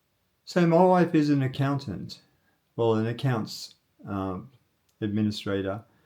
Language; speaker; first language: English; native; English